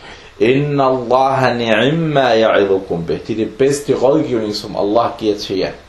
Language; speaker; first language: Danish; early bilingual, other home language; Arabic